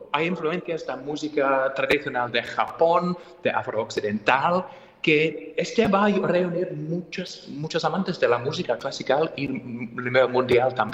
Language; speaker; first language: Spanish; non-native, fluent; English